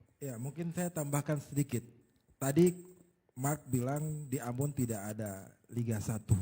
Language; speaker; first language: Indonesian; native; Indonesian